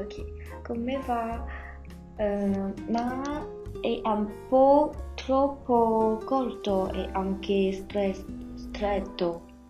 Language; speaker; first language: Italian; non-native, learner; Chinese